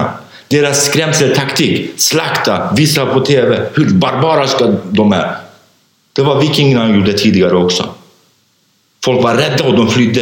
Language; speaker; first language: Swedish; non-native, fluent; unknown